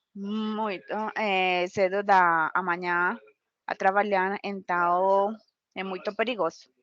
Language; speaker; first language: Portuguese; non-native, learner; Spanish